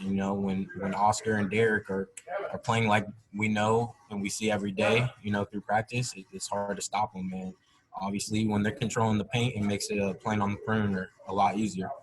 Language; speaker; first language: English; native; English